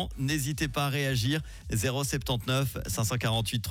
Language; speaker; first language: French; native; French